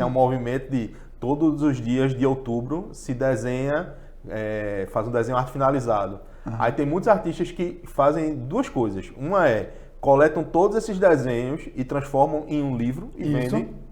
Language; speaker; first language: Portuguese; native; Portuguese